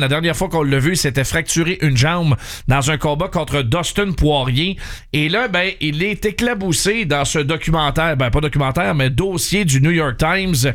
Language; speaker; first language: French; native; French